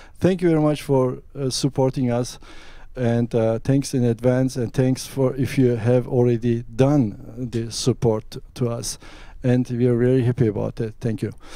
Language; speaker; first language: English; non-native, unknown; German